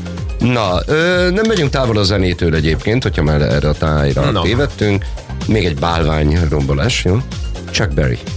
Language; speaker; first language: Hungarian; native; Hungarian